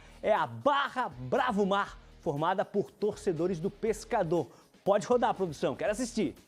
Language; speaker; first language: Portuguese; native; Portuguese